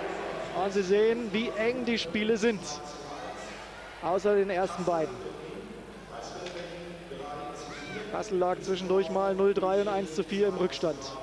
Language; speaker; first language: German; native; German